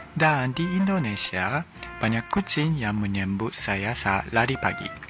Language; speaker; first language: Indonesian; non-native, fluent; Japanese